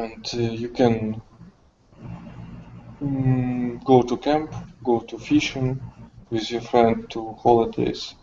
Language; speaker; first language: English; non-native, learner; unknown